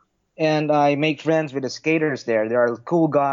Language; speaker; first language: English; non-native, local second language; Filipino